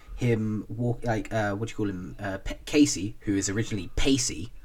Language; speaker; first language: English; native; English